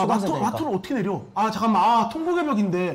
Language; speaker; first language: Korean; native; Korean